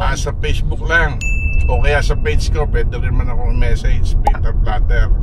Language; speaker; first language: Filipino; native; Filipino